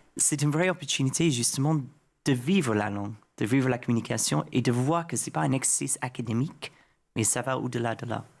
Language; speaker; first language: French; non-native, fluent; English